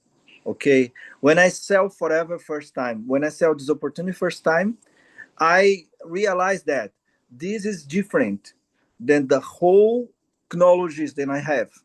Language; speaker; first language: English; non-native, learner; Portuguese